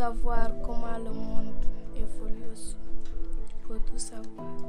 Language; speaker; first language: French; non-native, learner; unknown